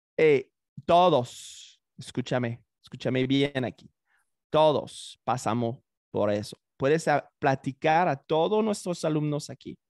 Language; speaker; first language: Spanish; non-native, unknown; French